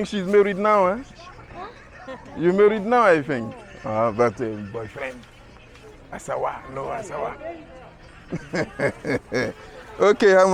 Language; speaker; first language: English; non-native, learner; French